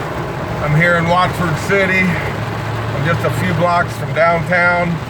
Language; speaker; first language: English; native; English